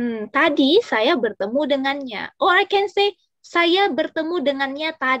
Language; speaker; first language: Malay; non-native, fluent; Indonesian